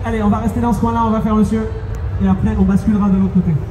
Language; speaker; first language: French; native; French